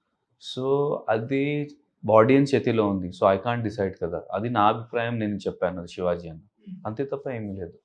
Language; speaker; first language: Telugu; non-native, learner; Urdu